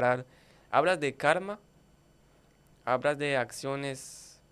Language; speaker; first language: Spanish; non-native, learner; French